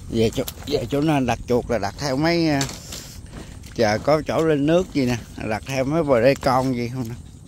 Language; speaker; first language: Vietnamese; native; Vietnamese